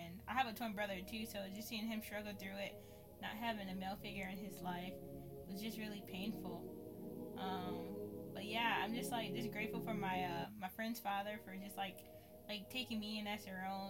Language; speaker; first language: English; native; English